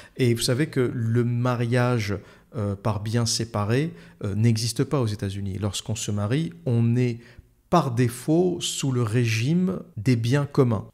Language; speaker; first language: French; native; French